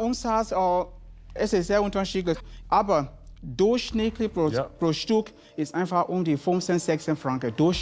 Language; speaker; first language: German; non-native, learner; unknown